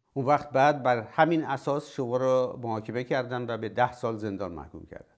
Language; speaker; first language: Persian; native; Persian